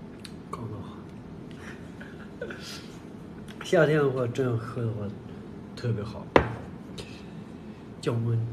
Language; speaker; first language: Chinese; non-native, local second language; Tibetan